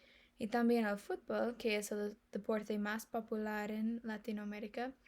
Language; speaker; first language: Spanish; non-native, learner; English